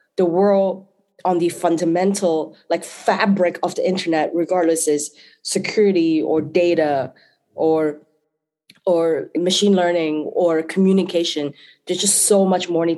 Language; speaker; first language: English; non-native, local second language; Cantonese